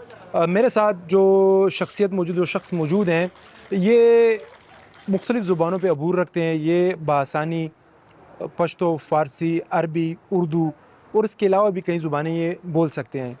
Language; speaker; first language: Urdu; native; Urdu